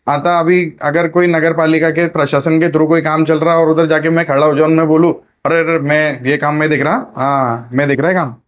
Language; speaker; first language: Hindi; non-native, local second language; Marathi